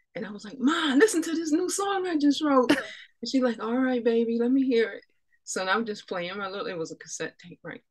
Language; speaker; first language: English; native; English